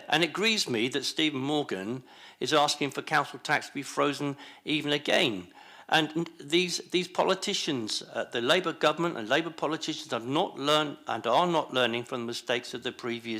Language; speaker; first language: English; native; English